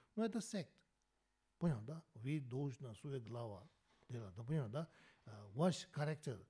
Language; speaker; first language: Russian; non-native, learner; Tibetan